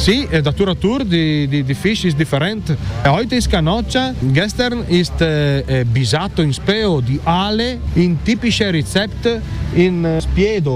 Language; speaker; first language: German; non-native, learner; Italian